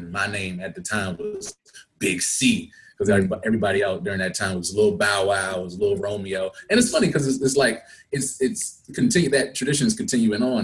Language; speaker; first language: English; native; English